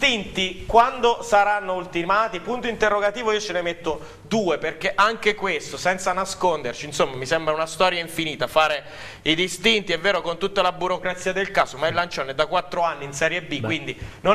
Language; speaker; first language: Italian; native; Italian